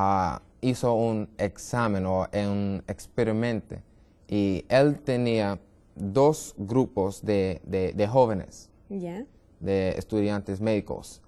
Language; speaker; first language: Spanish; non-native, learner; English